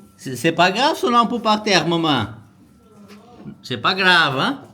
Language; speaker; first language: French; non-native, fluent; Portuguese